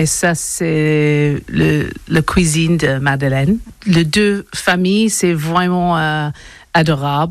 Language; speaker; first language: French; non-native, learner; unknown